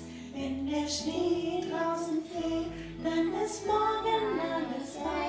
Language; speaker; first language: German; native; German